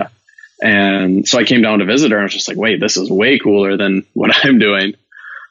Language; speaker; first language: English; native; English